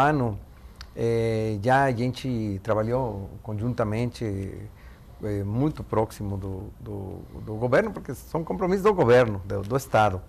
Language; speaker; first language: Portuguese; non-native, fluent; Spanish